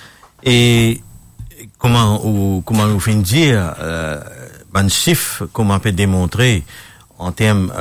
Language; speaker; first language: French; non-native, local second language; Morisyen